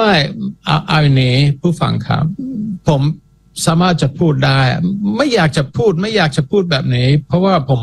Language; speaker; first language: Thai; non-native, fluent; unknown